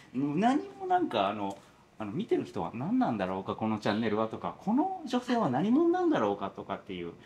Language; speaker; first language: Japanese; native; Japanese